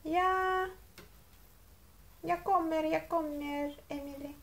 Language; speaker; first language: Swedish; non-native, learner; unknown